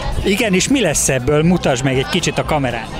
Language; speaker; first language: Hungarian; native; Hungarian